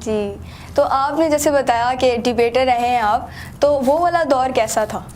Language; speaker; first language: Urdu; native; Urdu